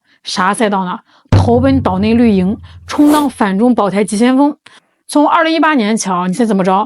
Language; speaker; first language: Chinese; native; Chinese